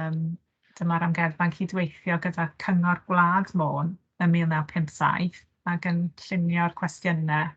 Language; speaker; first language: Welsh; native; Welsh